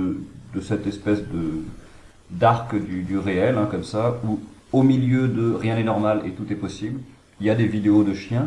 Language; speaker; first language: French; native; French